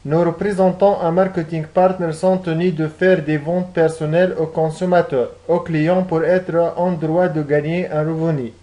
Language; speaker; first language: French; non-native, local second language; Arabic